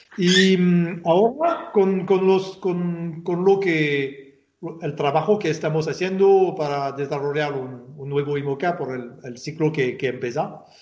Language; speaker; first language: Spanish; non-native, fluent; French